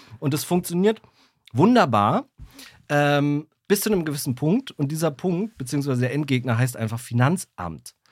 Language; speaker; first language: German; native; German